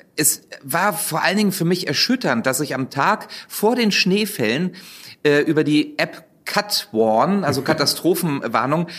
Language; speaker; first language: German; native; German